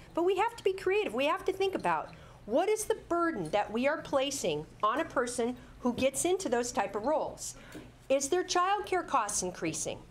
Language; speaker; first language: English; native; English